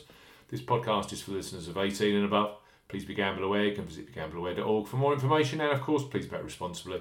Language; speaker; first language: English; native; English